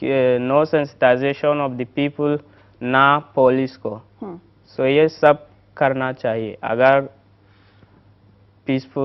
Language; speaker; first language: Hindi; non-native, learner; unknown